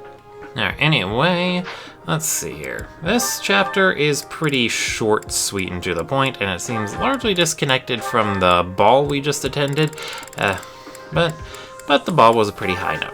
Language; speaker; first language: English; native; English